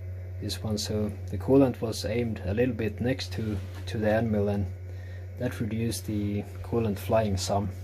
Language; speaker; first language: English; non-native, fluent; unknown